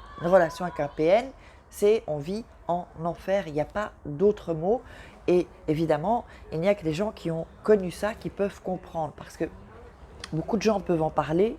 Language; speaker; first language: French; native; French